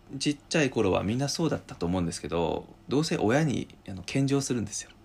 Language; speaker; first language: Japanese; non-native, fluent; Chinese